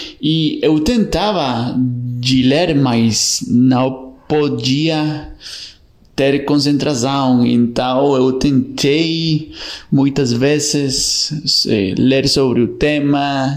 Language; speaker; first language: Portuguese; non-native, learner; Spanish